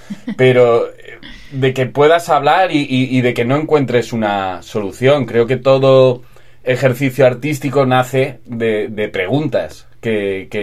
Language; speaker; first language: Spanish; native; Spanish